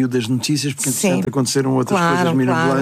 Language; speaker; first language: Portuguese; native; Portuguese